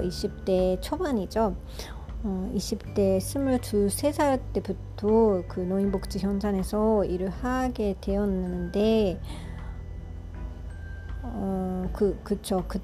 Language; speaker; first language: Korean; non-native, fluent; Japanese